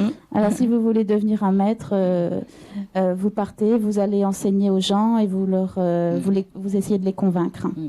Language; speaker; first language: French; native; French